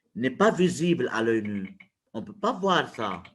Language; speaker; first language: French; non-native, local second language; Arabic